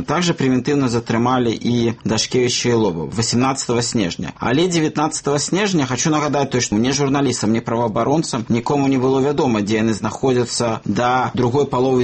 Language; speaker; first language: Belarusian; native; Belarusian